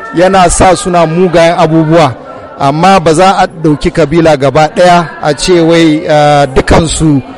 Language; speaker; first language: Hausa; non-native, local second language; Fula